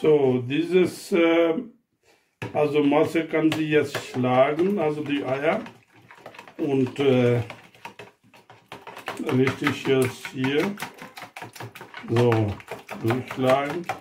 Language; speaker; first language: German; non-native, learner; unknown